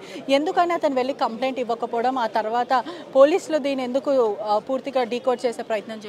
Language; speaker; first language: Telugu; native; Telugu